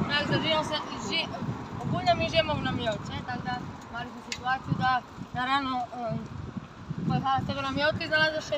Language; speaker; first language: Polish; non-native, learner; Croatian